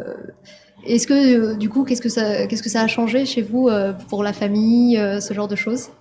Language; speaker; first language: French; native; French